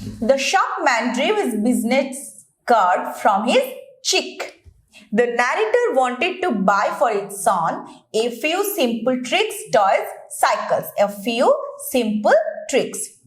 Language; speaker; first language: English; non-native, local second language; Bangla